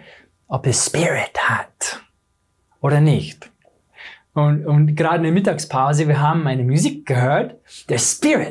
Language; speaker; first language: German; non-native, fluent; English